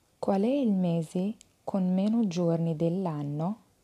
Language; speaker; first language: Italian; non-native, fluent; Arabic